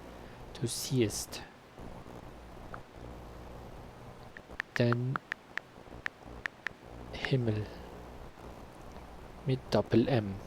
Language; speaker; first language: German; non-native, learner; Spanish